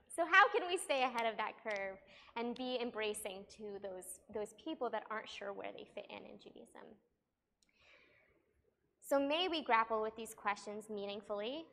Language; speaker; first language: English; native; English